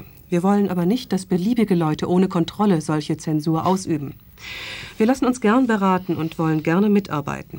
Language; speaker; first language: German; native; German